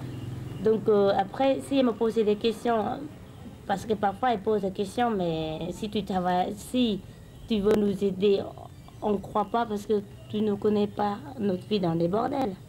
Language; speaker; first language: French; non-native, learner; Khmer